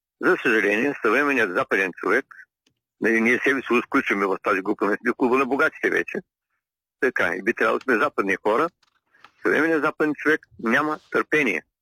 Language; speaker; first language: Bulgarian; native; Bulgarian